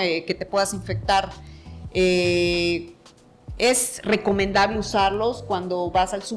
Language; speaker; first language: Spanish; native; Spanish